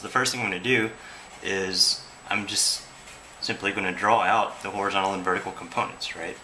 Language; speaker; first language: English; native; English